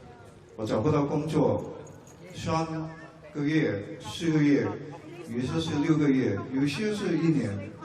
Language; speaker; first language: Chinese; non-native, local second language; English